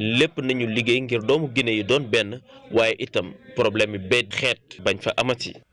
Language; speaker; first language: Wolof; non-native, fluent; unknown